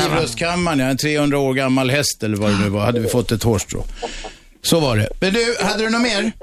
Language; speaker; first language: Swedish; native; Swedish